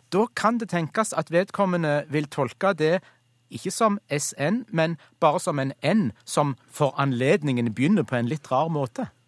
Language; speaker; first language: Norwegian; native; Norwegian